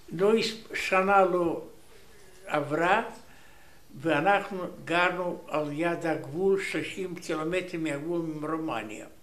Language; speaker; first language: Hebrew; non-native, learner; Romanian